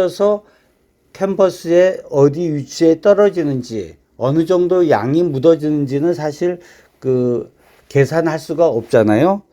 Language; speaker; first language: Korean; native; Korean